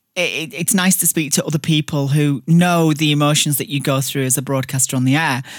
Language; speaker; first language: English; native; English